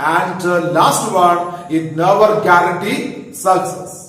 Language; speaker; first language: English; non-native, local second language; Malayalam